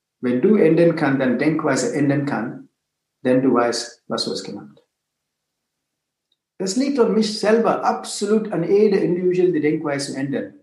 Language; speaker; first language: German; non-native, fluent; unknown